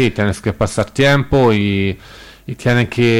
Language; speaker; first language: Spanish; non-native, learner; Italian